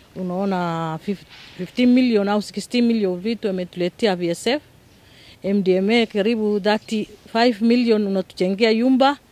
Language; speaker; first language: Swahili; non-native, local second language; Somali